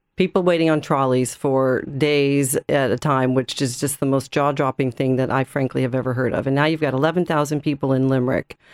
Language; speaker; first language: English; native; English